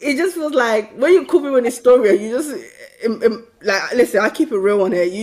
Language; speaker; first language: English; native; English